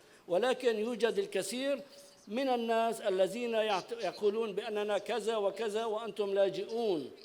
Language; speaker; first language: Arabic; native; Arabic